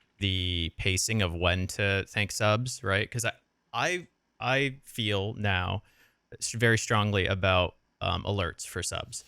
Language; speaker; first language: English; native; English